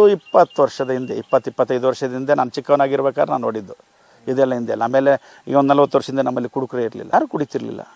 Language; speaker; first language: Kannada; native; Kannada